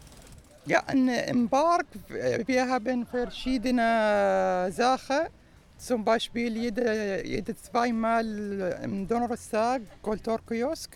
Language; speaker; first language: German; non-native, learner; Arabic